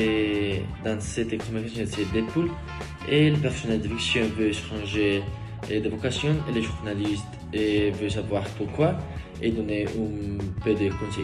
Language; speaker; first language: French; non-native, learner; Spanish